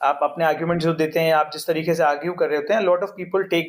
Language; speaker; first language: Hindi; native; Hindi